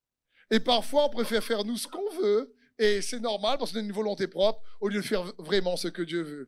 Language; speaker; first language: French; native; French